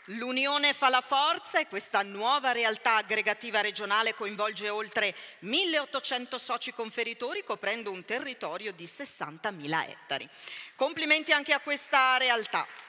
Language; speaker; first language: Italian; native; Italian